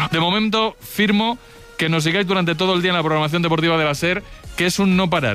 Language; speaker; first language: Spanish; native; Spanish